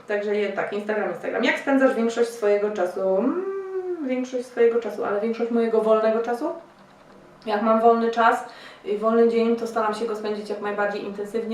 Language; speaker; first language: Polish; native; Polish